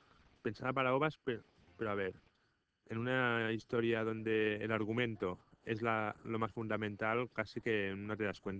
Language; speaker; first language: Spanish; native; Spanish